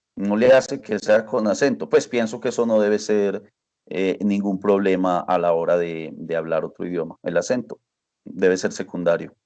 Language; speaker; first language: Spanish; native; Spanish